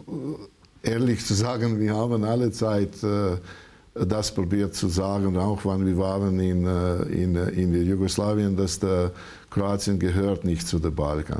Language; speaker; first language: German; non-native, learner; Croatian